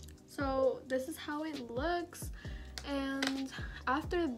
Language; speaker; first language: English; native; English